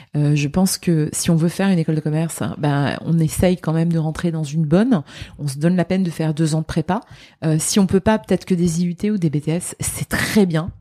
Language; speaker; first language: French; native; French